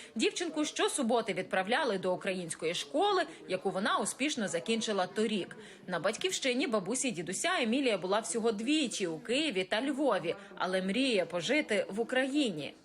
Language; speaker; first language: Ukrainian; native; Ukrainian